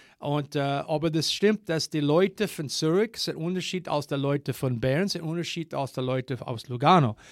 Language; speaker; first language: German; non-native, learner; English